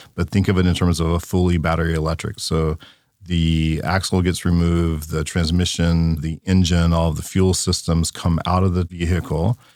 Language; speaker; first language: English; native; English